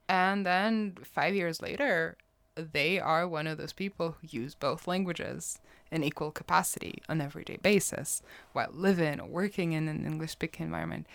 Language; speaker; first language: English; non-native, fluent; Russian